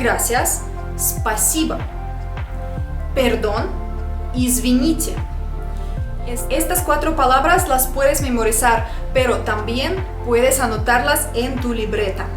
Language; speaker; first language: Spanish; non-native, fluent; Russian